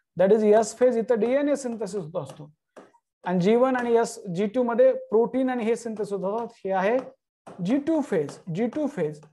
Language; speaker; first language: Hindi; non-native, local second language; Marathi